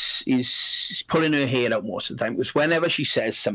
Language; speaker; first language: English; native; English